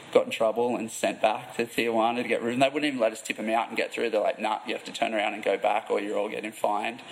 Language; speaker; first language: English; native; English